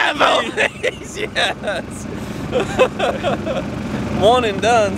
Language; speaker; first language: English; native; English